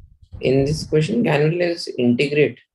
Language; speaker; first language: English; non-native, local second language; Hindi